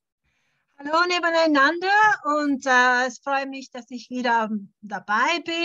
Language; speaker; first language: German; early bilingual, heritage; German